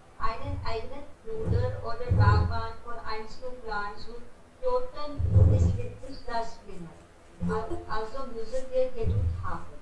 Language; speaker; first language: German; non-native, learner; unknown